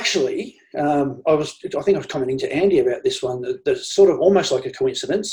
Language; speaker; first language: English; native; English